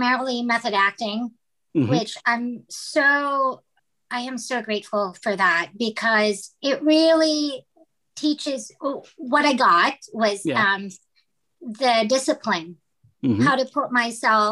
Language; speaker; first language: English; non-native, local second language; Filipino